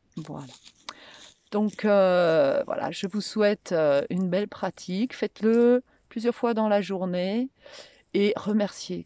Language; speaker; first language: French; native; French